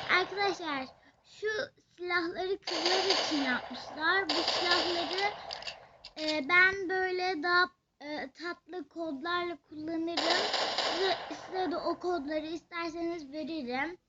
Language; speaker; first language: Turkish; native; Turkish